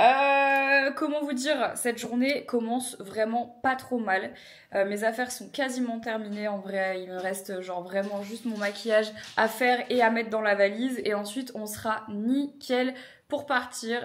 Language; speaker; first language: French; native; French